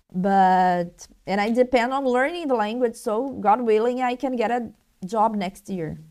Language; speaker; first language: English; non-native, learner; Portuguese